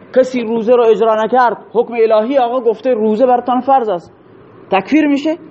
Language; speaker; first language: Persian; non-native, local second language; Baluchi